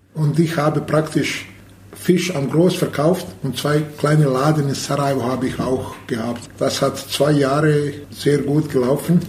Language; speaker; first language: German; non-native, learner; Bosnian